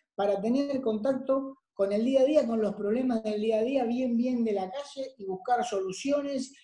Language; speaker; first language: Spanish; native; Spanish